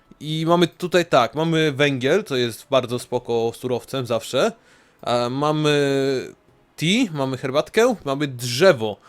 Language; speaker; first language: Polish; native; Polish